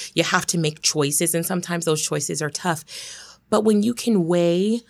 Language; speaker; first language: English; native; English